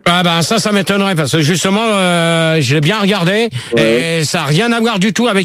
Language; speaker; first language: French; native; French